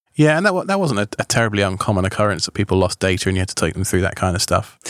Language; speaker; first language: English; native; English